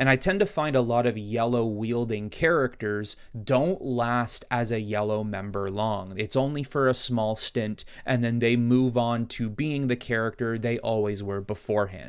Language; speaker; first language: English; native; English